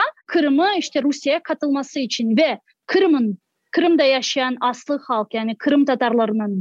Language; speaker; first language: Turkish; non-native, fluent; Crimean Tatar